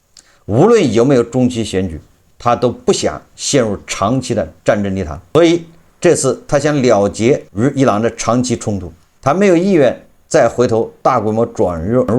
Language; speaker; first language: Chinese; native; Chinese